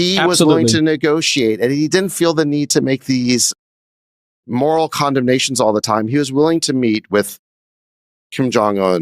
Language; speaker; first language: English; native; English